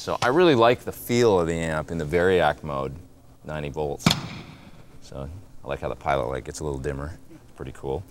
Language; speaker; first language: English; native; English